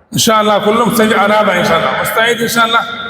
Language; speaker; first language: Arabic; non-native, learner; Indonesian